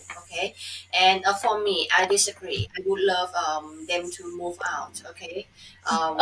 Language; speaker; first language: English; non-native, fluent; Thai